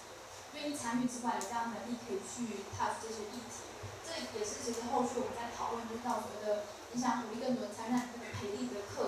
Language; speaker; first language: Chinese; native; Chinese